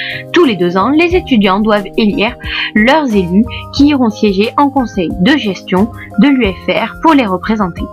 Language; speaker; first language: French; native; French